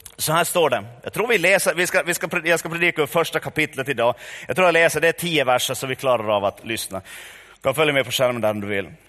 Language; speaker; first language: Swedish; native; Swedish